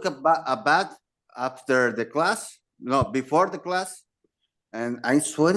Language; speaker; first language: English; non-native, learner; Spanish